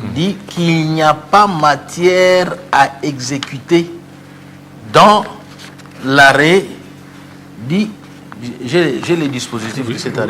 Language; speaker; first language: French; non-native, local second language; Luba-Lulua